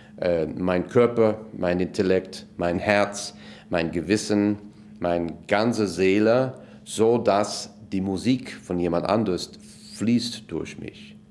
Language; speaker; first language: German; non-native, fluent; English